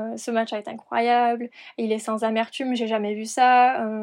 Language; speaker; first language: French; native; French